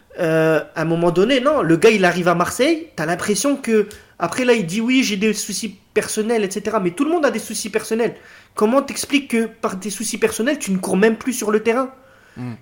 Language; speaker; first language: French; native; French